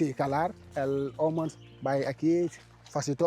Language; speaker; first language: Spanish; non-native, learner; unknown